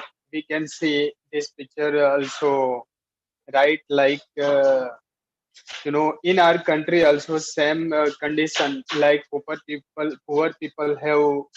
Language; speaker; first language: English; non-native, learner; Hindi